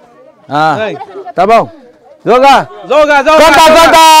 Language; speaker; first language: Portuguese; non-native, learner; Vietnamese